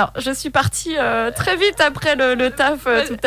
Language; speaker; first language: French; native; French